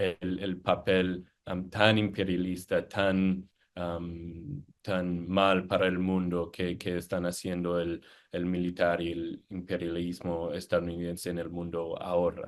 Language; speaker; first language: Spanish; non-native, fluent; English